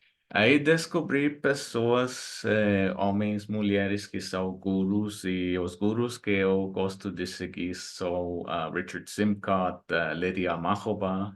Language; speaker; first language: Portuguese; non-native, fluent; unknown